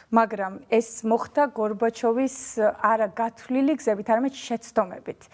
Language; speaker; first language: Georgian; early bilingual, heritage; Georgian